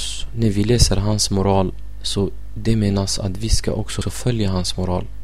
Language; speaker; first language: Swedish; non-native, fluent; Arabic